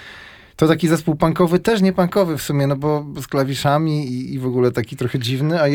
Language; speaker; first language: Polish; native; Polish